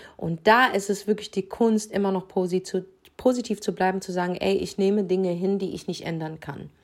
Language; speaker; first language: German; early bilingual, other home language; Arabic